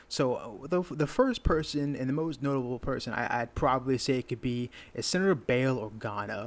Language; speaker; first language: English; native; English